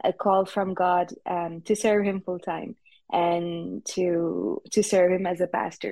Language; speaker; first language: English; non-native, fluent; French